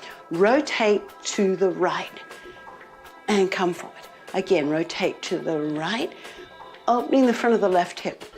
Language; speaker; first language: English; native; English